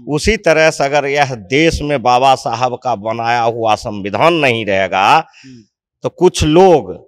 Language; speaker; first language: Hindi; native; Hindi